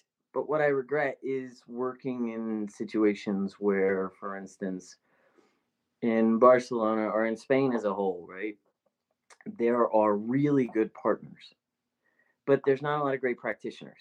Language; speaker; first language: English; native; English